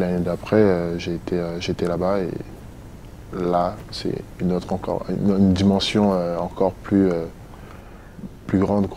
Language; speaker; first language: French; native; French